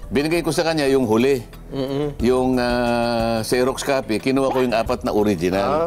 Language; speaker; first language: Filipino; non-native, local second language; Masbatenyo